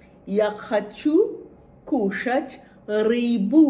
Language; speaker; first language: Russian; non-native, fluent; Bangla